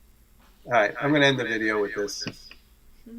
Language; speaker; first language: English; native; English